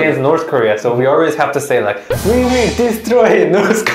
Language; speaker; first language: English; non-native, learner; Korean